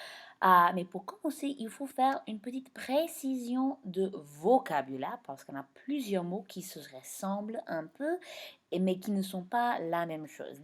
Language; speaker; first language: French; non-native, fluent; English